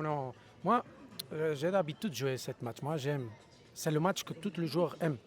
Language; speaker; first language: French; non-native, learner; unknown